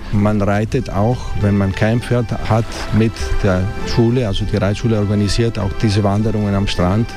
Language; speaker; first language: German; non-native, fluent; Italian